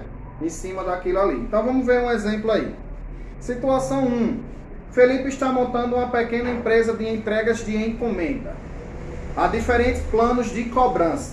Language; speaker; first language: Portuguese; native; Portuguese